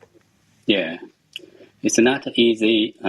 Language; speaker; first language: English; non-native, learner; Chinese